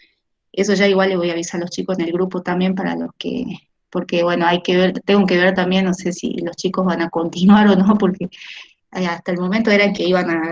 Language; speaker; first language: Spanish; native; Spanish